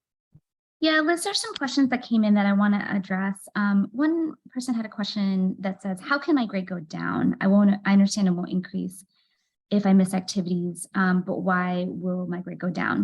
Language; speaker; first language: English; native; English